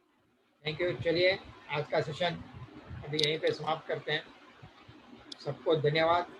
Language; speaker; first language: Hindi; native; Hindi